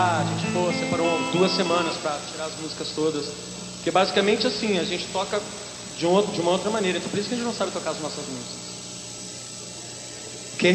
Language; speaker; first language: Portuguese; native; Portuguese